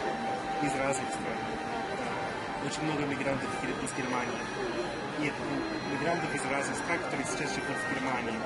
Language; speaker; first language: Russian; non-native, fluent; English